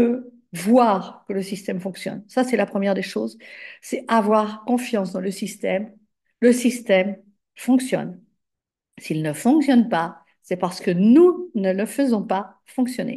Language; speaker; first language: French; native; French